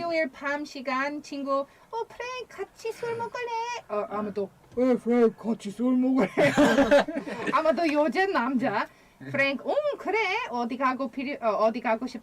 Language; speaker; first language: Korean; non-native, learner; English